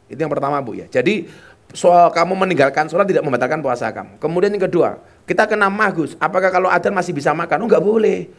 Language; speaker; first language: Indonesian; non-native, local second language; Javanese